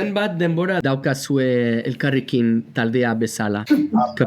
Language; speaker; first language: Basque; non-native, learner; English